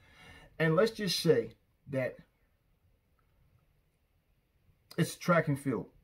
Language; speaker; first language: English; native; English